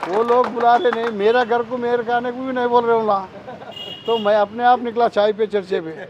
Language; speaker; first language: Hindi; non-native, local second language; Telugu